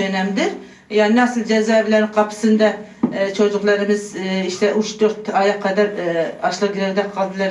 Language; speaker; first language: Turkish; non-native, local second language; Kurdish